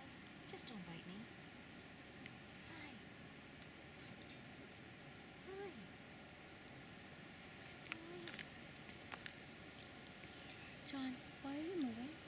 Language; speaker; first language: English; native; English